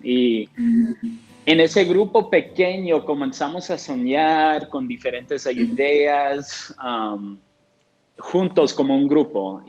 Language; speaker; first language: Spanish; non-native, fluent; English